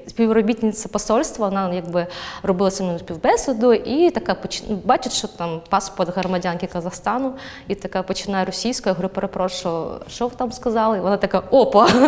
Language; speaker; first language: Ukrainian; non-native, fluent; Kazakh